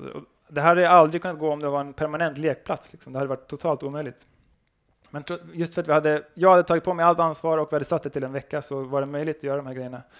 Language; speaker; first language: Swedish; native; Swedish